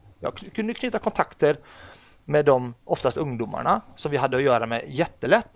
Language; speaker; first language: Swedish; early bilingual, other home language; Arabic